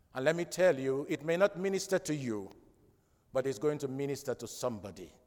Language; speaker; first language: English; non-native, local second language; Krio